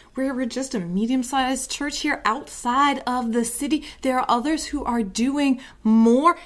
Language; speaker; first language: English; native; English